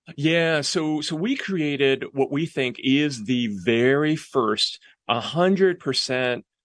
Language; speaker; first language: English; non-native, local second language; Cantonese